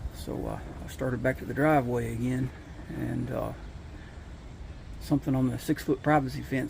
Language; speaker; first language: English; native; English